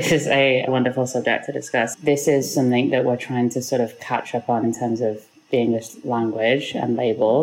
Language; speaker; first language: English; native; English